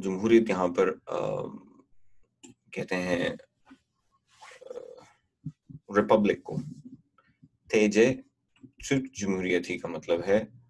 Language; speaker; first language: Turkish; non-native, fluent; Urdu